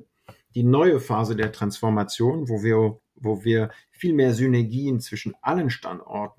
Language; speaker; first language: German; non-native, fluent; French